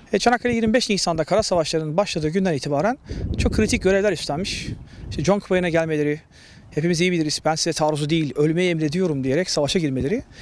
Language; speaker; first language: Turkish; native; Turkish